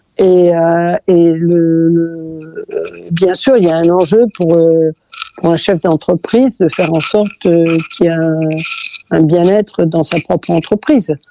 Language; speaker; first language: French; early bilingual, other home language; Catalan